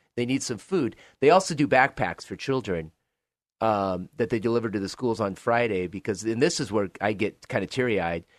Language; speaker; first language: English; native; English